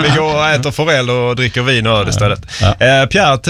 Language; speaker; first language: Swedish; native; Swedish